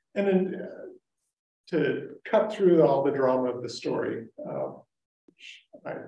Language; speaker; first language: English; native; English